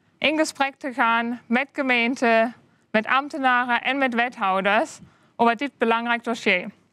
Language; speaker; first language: Dutch; non-native, fluent; German